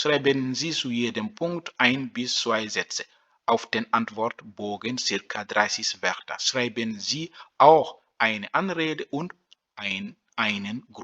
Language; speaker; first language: German; non-native, fluent; French